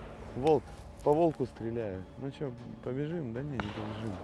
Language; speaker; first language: Russian; native; Russian